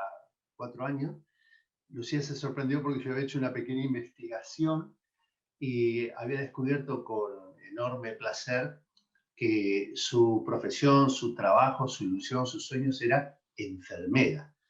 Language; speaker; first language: Spanish; native; Spanish